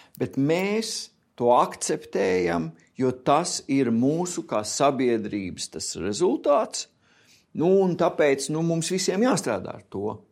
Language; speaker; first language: Latvian; native; Latvian